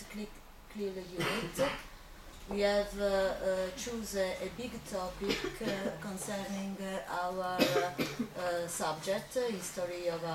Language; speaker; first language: English; non-native, fluent; Italian